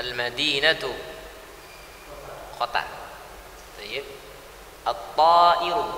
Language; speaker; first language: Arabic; non-native, fluent; Indonesian